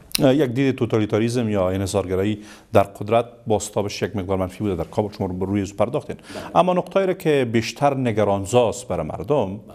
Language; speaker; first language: Persian; native; Persian